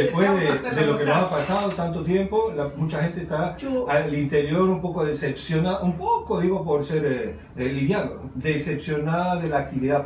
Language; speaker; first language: Spanish; native; Spanish